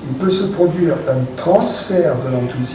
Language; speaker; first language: French; native; French